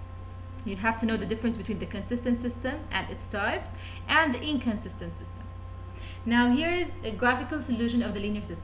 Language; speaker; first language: English; non-native, fluent; Arabic